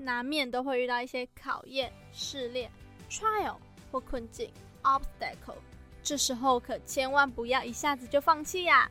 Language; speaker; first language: Chinese; native; Chinese